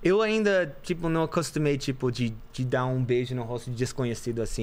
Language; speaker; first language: Portuguese; non-native, fluent; English